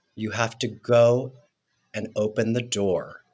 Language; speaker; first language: English; non-native, fluent; Spanish